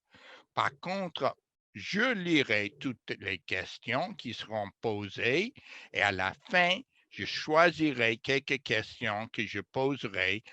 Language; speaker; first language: French; non-native, fluent; English